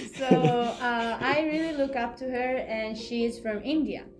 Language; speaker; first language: English; non-native, fluent; Spanish